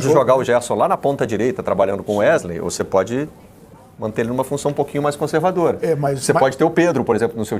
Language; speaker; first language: Portuguese; native; Portuguese